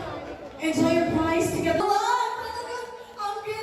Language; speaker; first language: Filipino; native; Filipino